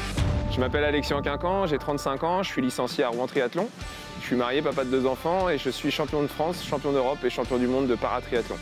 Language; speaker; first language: French; native; French